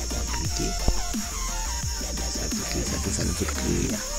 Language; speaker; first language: French; non-native, learner; Haitian Creole